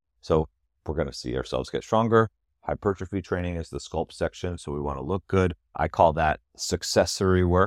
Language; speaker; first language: English; native; English